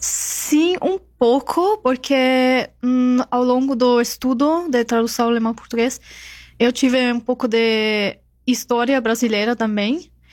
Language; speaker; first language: Portuguese; non-native, fluent; German